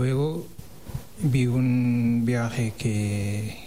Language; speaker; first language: Spanish; non-native, learner; Wolof